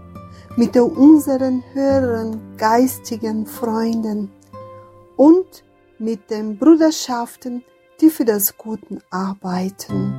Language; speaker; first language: German; non-native, fluent; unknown